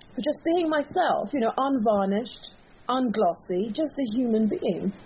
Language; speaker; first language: English; early bilingual, other home language; Persian